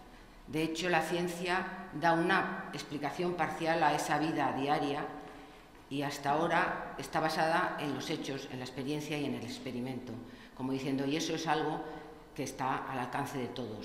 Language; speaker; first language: Spanish; native; Spanish